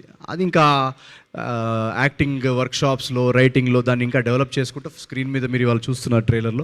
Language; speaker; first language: Telugu; native; Telugu